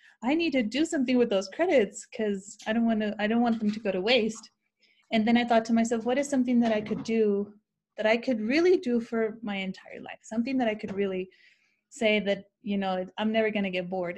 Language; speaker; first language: English; non-native, fluent; Spanish